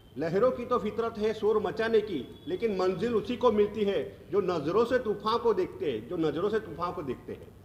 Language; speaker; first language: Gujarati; native; Gujarati